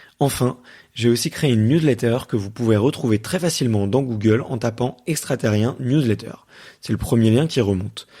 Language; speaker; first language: French; native; French